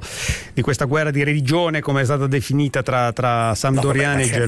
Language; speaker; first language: Italian; native; Italian